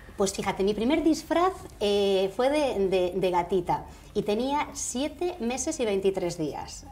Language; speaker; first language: Spanish; native; Spanish